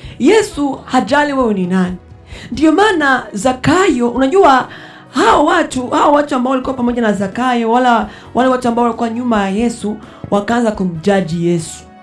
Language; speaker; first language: Swahili; non-native, local second language; Rundi